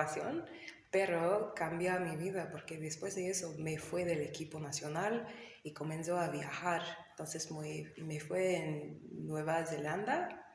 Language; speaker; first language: Spanish; non-native, learner; English